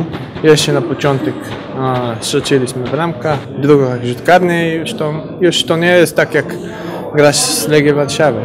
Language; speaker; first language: Polish; non-native, learner; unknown